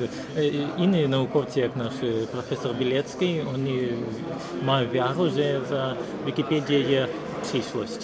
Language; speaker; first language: Polish; non-native, learner; Ukrainian